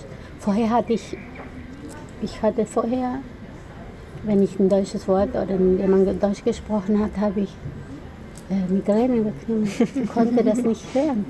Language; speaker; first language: German; non-native, fluent; Spanish